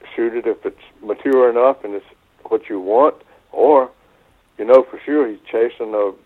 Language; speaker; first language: English; native; English